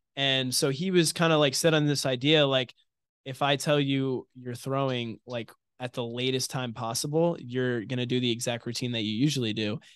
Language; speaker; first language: English; native; English